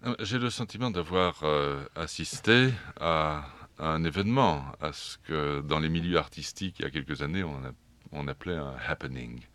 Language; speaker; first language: French; native; French